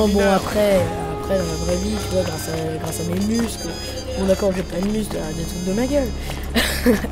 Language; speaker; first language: French; native; French